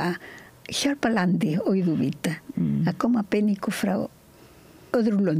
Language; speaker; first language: Icelandic; non-native, learner; Spanish